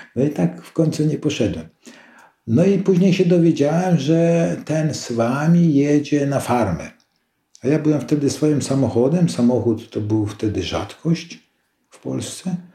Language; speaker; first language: Polish; native; Polish